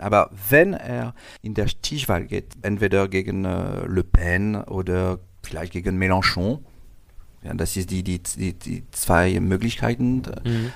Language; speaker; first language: German; non-native, learner; French